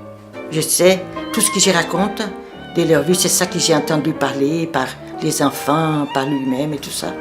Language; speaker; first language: French; non-native, fluent; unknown